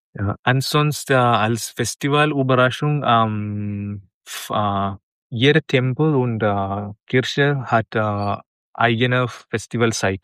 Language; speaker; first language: German; non-native, learner; Malayalam